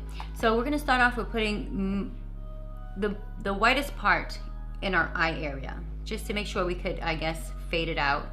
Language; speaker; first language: English; native; English